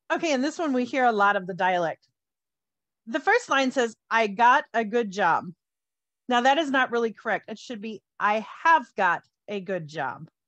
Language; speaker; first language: English; native; English